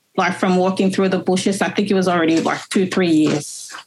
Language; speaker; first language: English; native; English